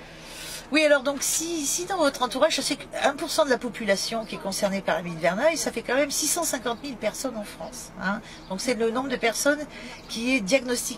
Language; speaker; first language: French; native; French